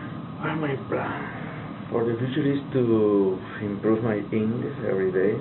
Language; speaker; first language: English; non-native, learner; Spanish